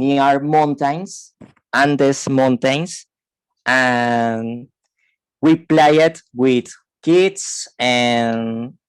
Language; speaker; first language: English; non-native, fluent; Spanish